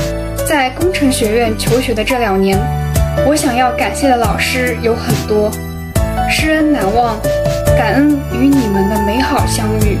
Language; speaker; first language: Chinese; native; Chinese